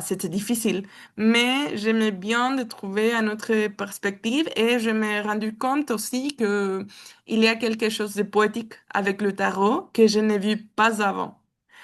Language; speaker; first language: French; non-native, learner; Spanish